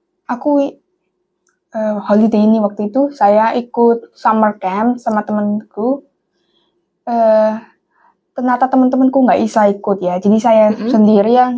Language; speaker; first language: Indonesian; non-native, local second language; English